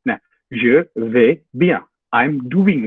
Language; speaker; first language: French; non-native, fluent; Indonesian